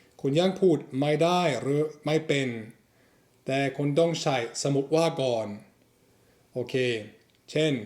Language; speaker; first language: Thai; non-native, fluent; Norwegian